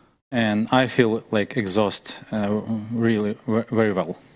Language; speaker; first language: English; non-native, learner; Ukrainian